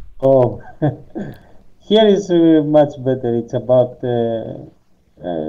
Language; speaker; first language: English; non-native, learner; Greek